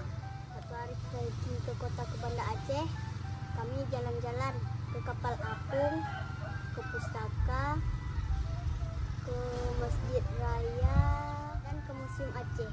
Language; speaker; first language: Indonesian; non-native, local second language; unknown